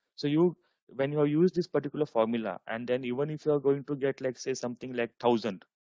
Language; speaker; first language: English; non-native, local second language; Marathi